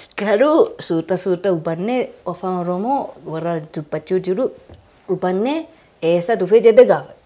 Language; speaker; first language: Oromo; non-native, fluent; Japanese